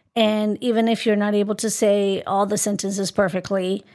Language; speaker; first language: English; early bilingual, other home language; Spanish